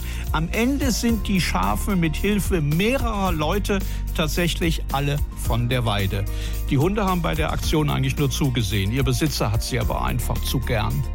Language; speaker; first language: German; native; German